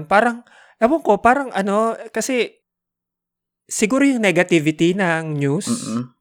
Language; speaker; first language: Filipino; native; Filipino